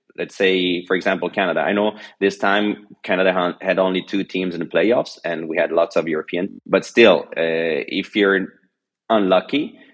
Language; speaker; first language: English; non-native, fluent; French